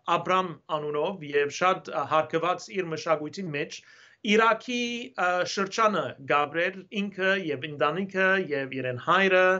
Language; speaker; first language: Armenian; early bilingual, heritage; Armenian